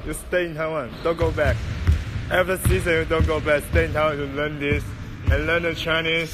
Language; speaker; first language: English; non-native, learner; Chinese